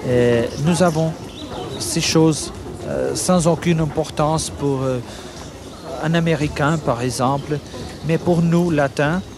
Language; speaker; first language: French; non-native, fluent; Portuguese